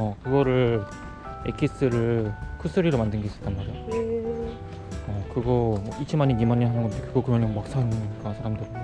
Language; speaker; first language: Korean; non-native, fluent; Japanese